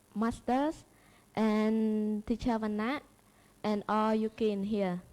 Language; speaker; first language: English; non-native, learner; Khmer